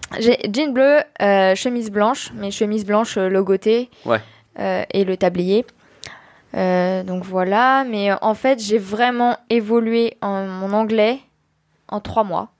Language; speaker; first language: French; native; French